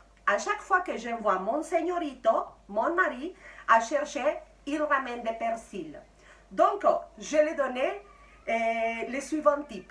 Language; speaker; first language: French; non-native, fluent; Spanish